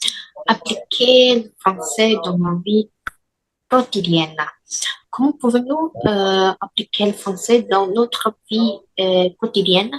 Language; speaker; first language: French; non-native, learner; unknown